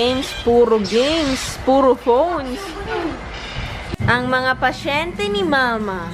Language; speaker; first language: Filipino; early bilingual, heritage; Filipino